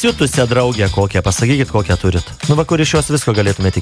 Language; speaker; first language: Lithuanian; native; Lithuanian